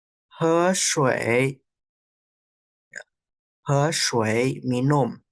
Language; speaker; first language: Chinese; non-native, fluent; Indonesian